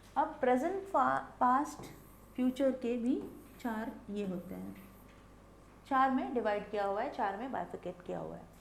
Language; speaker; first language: Hindi; non-native, local second language; Bangla